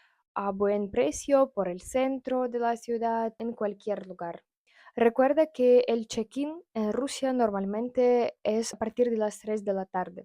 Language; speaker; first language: Spanish; non-native, fluent; Russian